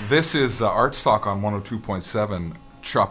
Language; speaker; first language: English; native; English